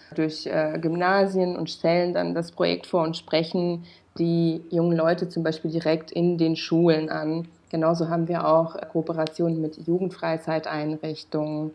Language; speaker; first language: German; non-native, fluent; Romanian